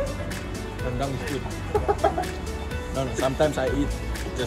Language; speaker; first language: English; non-native, learner; Indonesian